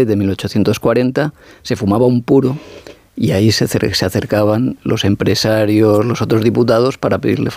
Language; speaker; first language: Spanish; native; Spanish